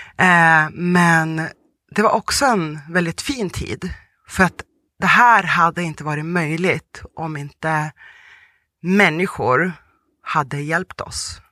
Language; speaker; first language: Swedish; early bilingual, other home language; Russian